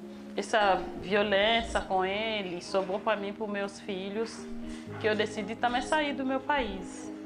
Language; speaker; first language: Portuguese; non-native, fluent; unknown